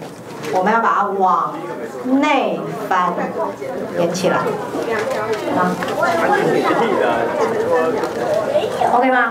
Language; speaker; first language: Chinese; native; Chinese